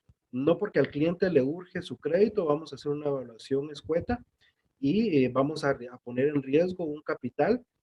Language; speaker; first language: Spanish; native; Spanish